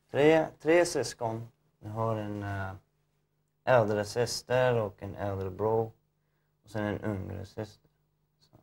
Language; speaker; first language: Swedish; non-native, fluent; English